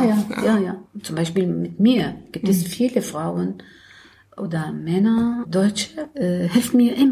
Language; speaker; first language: German; non-native, learner; Arabic